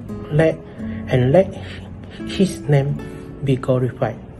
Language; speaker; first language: English; non-native, local second language; Chinese